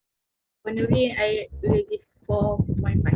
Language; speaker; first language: English; non-native, learner; Malay